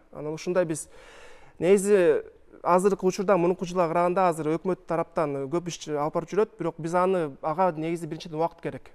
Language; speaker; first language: Kyrgyz; non-native, local second language; Russian